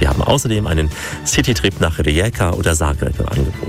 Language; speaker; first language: German; native; German